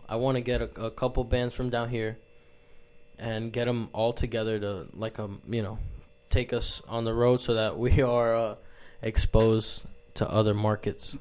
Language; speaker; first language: English; early bilingual, other home language; Spanish